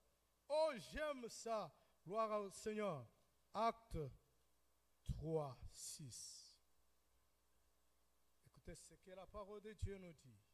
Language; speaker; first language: French; non-native, local second language; Lingala